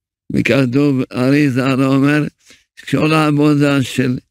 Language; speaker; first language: Hebrew; early bilingual, other home language; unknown